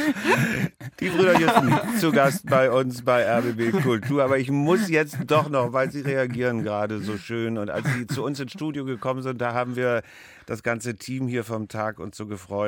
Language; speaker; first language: German; native; German